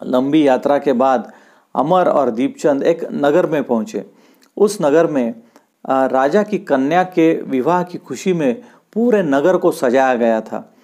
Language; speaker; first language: Hindi; non-native, local second language; Marathi